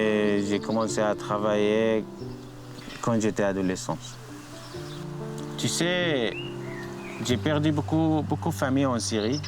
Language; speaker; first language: French; non-native, learner; Arabic